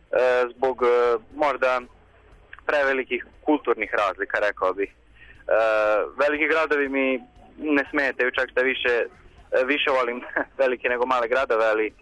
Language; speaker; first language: Serbian; native; Serbian